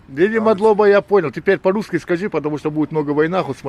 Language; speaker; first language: Russian; non-native, local second language; Ingush